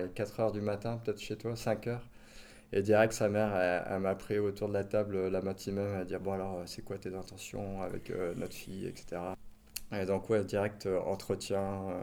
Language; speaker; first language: French; native; French